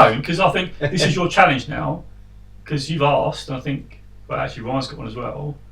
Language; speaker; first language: English; native; English